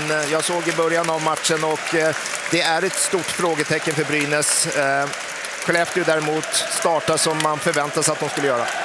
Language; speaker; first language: Swedish; native; Swedish